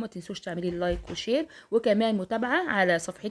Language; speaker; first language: Arabic; native; Arabic